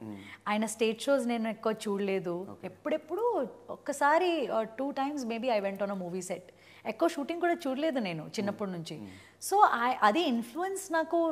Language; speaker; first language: Telugu; early bilingual, heritage; Telugu